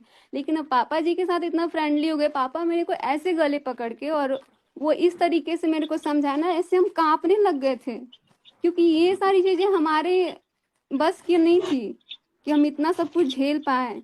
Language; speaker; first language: Hindi; native; Hindi